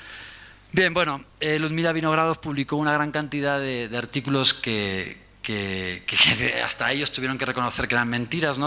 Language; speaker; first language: Spanish; native; Spanish